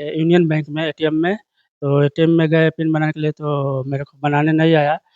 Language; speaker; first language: Hindi; native; Hindi